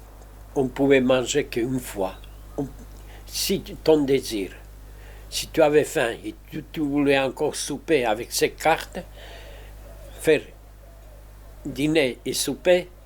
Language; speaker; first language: French; non-native, fluent; Spanish